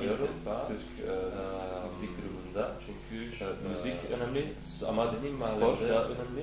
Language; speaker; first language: Turkish; non-native, learner; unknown